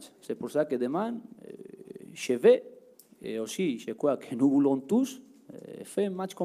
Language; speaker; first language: French; non-native, learner; Spanish